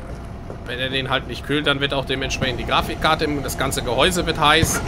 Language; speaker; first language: German; native; German